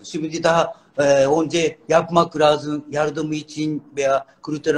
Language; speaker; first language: Turkish; non-native, learner; Japanese